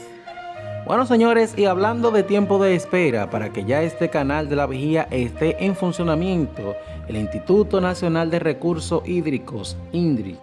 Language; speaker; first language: Spanish; native; Spanish